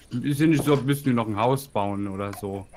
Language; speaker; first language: German; native; German